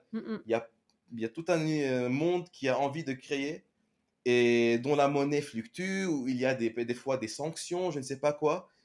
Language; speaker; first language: French; non-native, local second language; Arabic